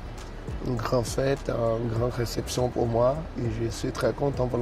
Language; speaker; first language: French; non-native, learner; Portuguese